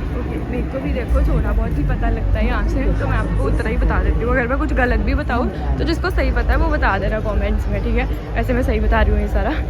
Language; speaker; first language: Hindi; non-native, local second language; Punjabi